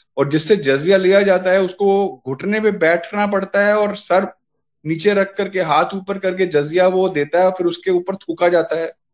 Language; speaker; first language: Hindi; native; Hindi